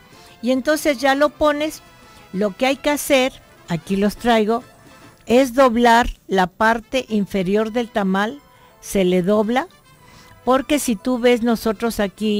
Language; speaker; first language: Spanish; native; Spanish